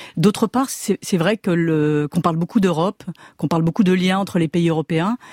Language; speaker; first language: French; native; French